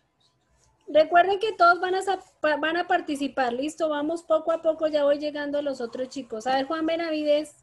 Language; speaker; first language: Spanish; native; Spanish